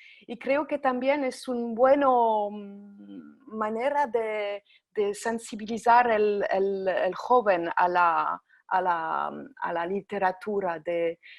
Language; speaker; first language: Spanish; non-native, fluent; French